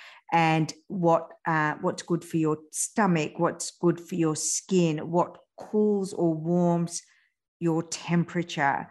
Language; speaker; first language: English; early bilingual, other home language; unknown